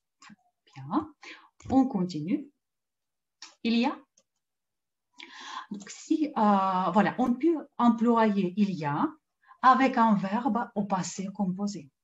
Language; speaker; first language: French; non-native, fluent; Russian